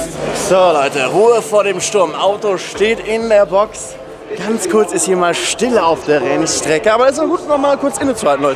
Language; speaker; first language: German; native; German